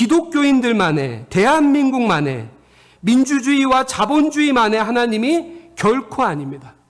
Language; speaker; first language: Korean; native; Korean